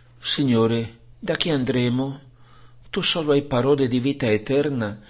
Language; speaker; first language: Italian; non-native, fluent; Spanish